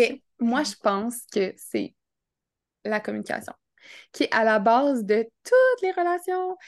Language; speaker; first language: French; native; French